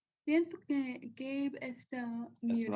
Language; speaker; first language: Spanish; non-native, learner; English